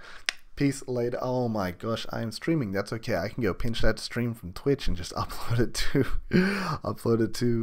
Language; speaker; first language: English; native; English